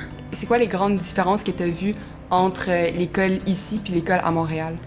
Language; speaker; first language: French; native; French